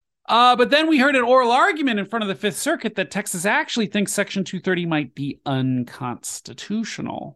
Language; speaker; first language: English; native; English